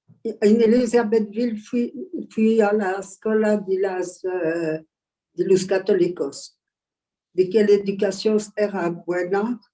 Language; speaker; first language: Spanish; early bilingual, heritage; Ladino